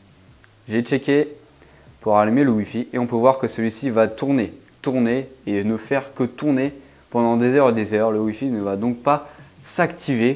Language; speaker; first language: French; native; French